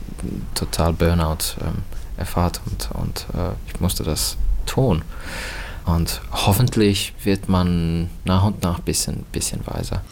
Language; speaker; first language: German; non-native, fluent; Finnish